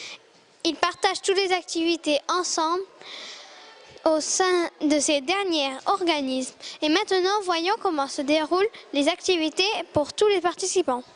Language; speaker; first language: French; native; French